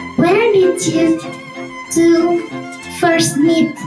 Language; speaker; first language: English; non-native, learner; Indonesian